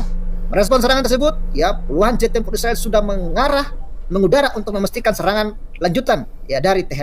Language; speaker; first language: Indonesian; native; Indonesian